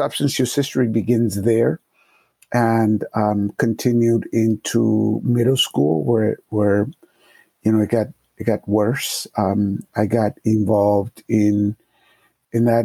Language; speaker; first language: English; early bilingual, other home language; Spanish